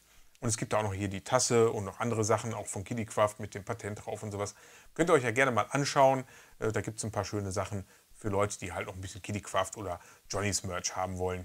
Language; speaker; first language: German; native; German